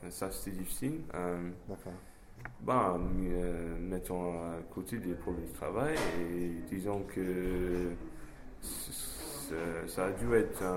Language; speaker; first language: French; non-native, fluent; English